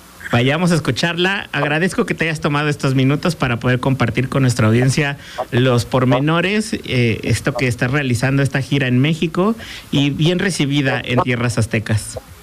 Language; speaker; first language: Spanish; native; Spanish